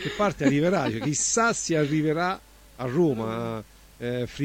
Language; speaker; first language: Italian; native; Italian